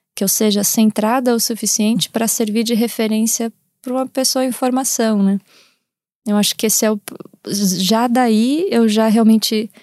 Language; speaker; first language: Portuguese; native; Portuguese